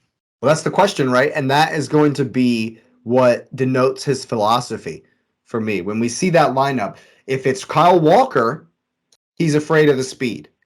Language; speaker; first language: English; native; English